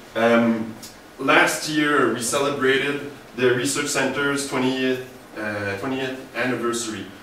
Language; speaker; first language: English; native; English